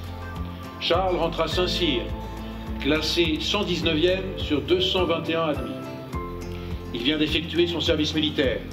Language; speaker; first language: French; native; French